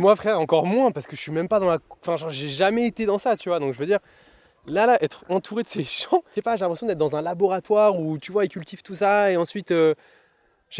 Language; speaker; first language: French; native; French